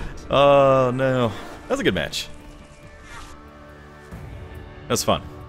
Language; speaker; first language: English; native; English